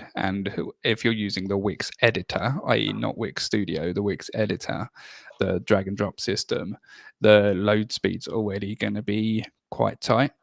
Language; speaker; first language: English; native; English